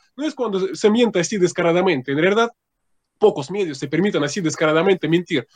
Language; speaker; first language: Spanish; non-native, fluent; Russian